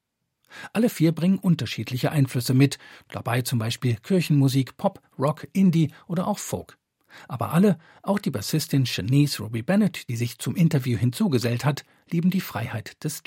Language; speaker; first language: German; native; German